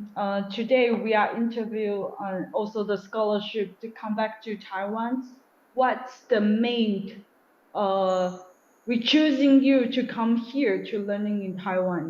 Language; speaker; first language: English; non-native, learner; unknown